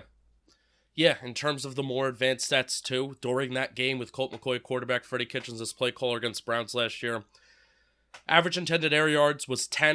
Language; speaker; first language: English; native; English